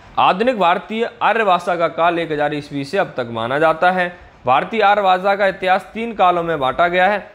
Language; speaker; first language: Hindi; native; Hindi